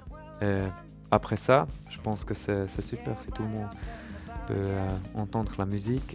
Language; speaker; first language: French; non-native, learner; German